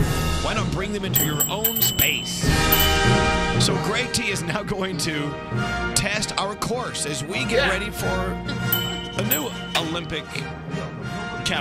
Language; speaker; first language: English; native; English